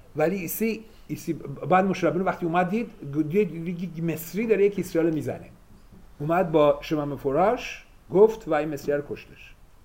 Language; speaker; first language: Persian; native; Persian